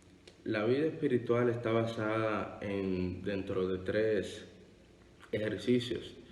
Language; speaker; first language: Spanish; native; Spanish